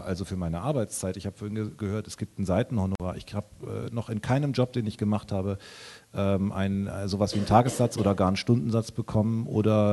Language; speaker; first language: German; native; German